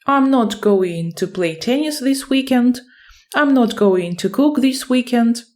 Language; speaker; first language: English; non-native, fluent; Ukrainian